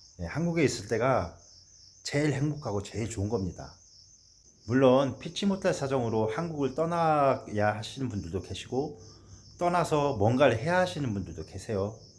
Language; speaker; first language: Korean; native; Korean